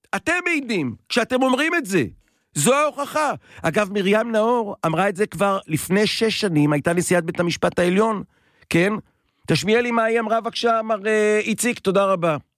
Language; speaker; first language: Hebrew; native; Hebrew